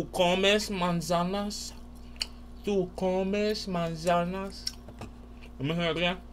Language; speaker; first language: Spanish; non-native, learner; English